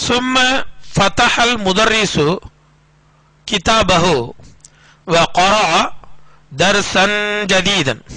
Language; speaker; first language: Arabic; non-native, fluent; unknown